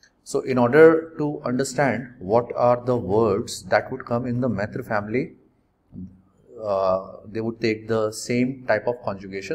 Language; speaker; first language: English; non-native, local second language; Hindi